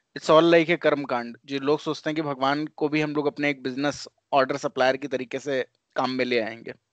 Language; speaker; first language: Hindi; native; Hindi